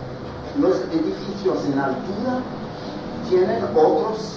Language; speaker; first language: Spanish; non-native, fluent; French